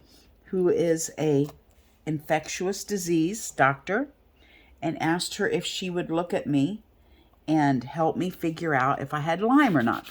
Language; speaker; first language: English; native; English